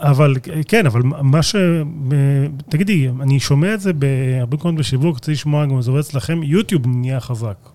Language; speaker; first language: Hebrew; native; Hebrew